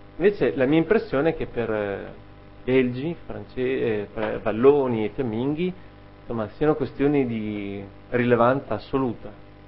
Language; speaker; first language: Italian; native; Italian